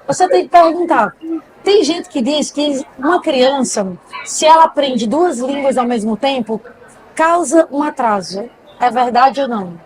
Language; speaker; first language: Portuguese; native; Portuguese